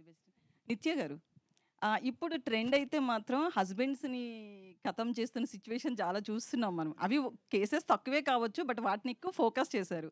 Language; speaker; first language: Telugu; native; Telugu